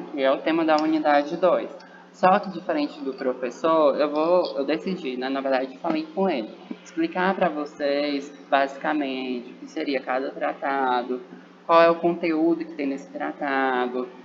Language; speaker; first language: Portuguese; native; Portuguese